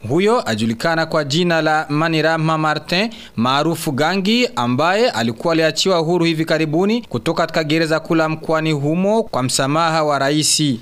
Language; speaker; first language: Swahili; non-native, local second language; Rundi